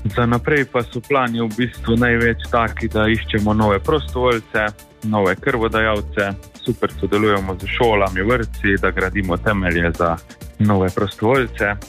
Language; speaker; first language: Slovenian; native; Slovenian